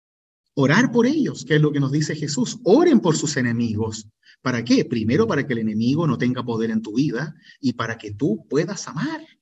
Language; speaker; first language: Spanish; native; Spanish